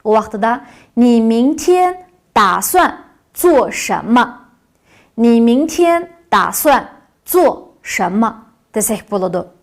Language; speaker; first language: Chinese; non-native, local second language; Uyghur